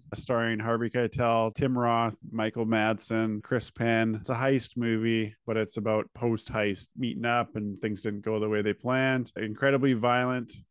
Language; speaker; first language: English; native; English